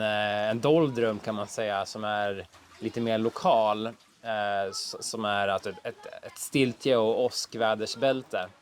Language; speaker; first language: Swedish; native; Swedish